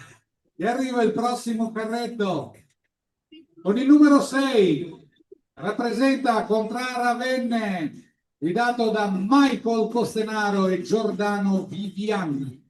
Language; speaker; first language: Italian; native; Italian